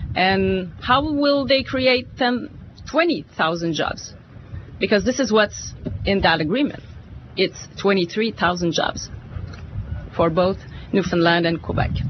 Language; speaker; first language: English; non-native, fluent; French